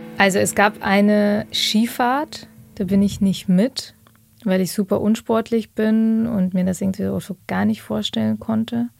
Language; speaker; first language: German; early bilingual, other home language; Russian